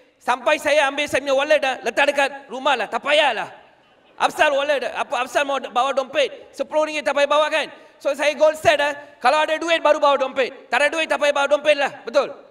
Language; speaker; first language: Malay; non-native, local second language; Tamil